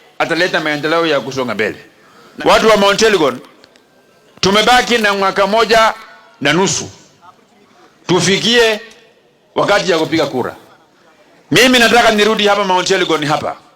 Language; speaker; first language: Swahili; non-native, local second language; Kalenjin